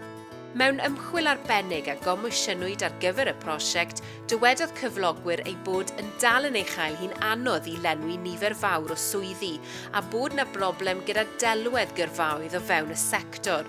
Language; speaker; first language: Welsh; native; Welsh